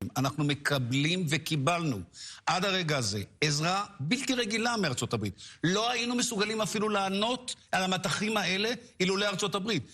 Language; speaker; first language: Hebrew; native; Hebrew